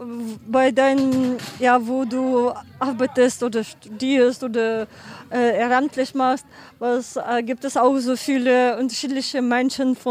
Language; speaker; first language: German; non-native, learner; Ukrainian